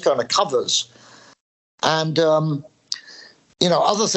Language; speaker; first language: English; native; English